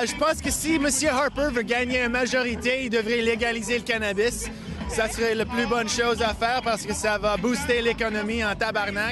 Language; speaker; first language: French; non-native, local second language; English